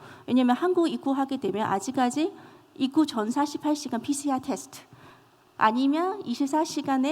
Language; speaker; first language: Korean; non-native, fluent; Chinese